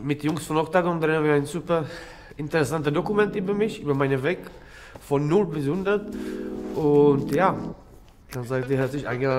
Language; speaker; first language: German; non-native, learner; Czech